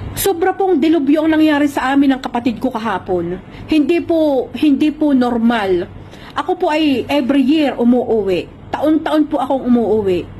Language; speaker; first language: Filipino; native; Filipino